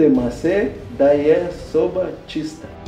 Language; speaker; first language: Slovenian; non-native, learner; Portuguese